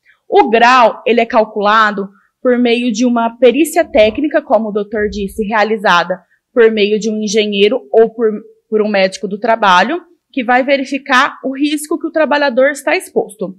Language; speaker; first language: Portuguese; native; Portuguese